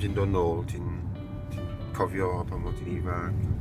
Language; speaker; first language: Welsh; native; Welsh